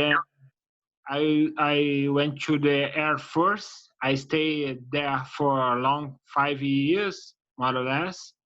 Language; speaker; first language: English; non-native, learner; Portuguese